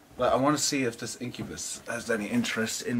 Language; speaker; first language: English; native; English